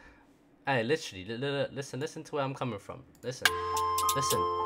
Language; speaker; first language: English; native; English